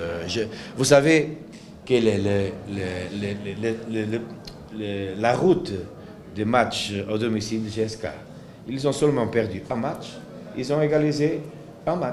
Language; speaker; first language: French; non-native, local second language; Arabic